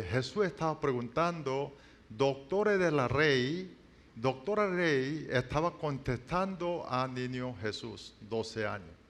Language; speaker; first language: Spanish; non-native, learner; Korean